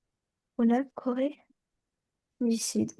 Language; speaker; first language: French; early bilingual, other home language; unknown